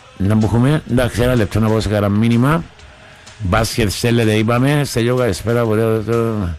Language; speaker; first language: Greek; native; Greek